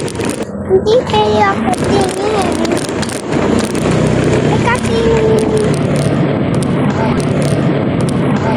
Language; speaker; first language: Filipino; non-native, learner; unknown